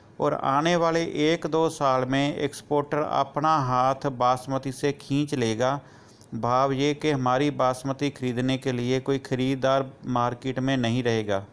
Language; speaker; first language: Hindi; non-native, local second language; Punjabi